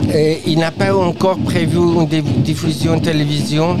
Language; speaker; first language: French; non-native, fluent; Persian